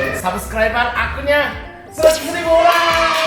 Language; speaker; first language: Indonesian; non-native, fluent; Japanese